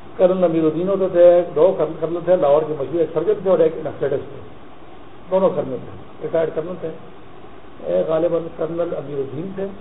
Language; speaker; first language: Urdu; non-native, local second language; Pashto